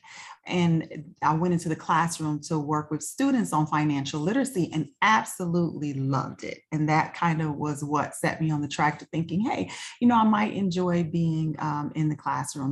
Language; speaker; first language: English; native; English